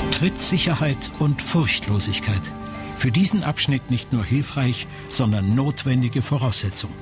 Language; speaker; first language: German; native; German